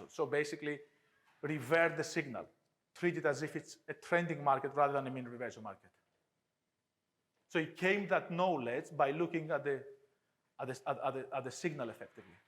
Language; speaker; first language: English; non-native, fluent; Greek